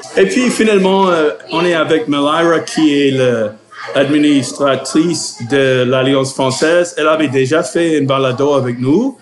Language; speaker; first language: French; non-native, fluent; English